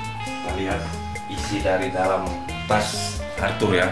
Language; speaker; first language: Indonesian; native; Indonesian